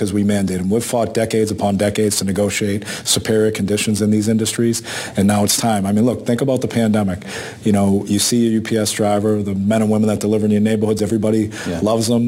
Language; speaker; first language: English; native; English